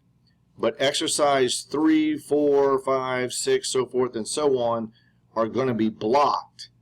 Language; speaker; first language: English; native; English